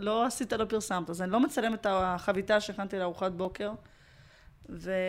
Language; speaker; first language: Hebrew; early bilingual, other home language; Russian